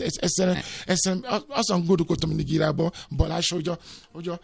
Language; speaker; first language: Hungarian; non-native, learner; Yoruba